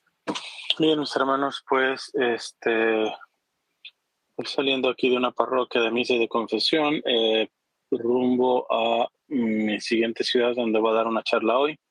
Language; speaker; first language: Spanish; native; Spanish